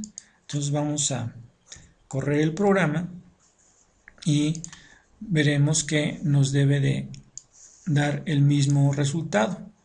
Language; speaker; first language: Spanish; native; Spanish